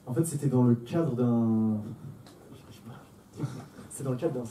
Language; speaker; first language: French; native; French